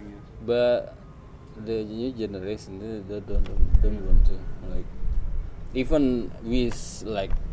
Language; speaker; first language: English; non-native, learner; Indonesian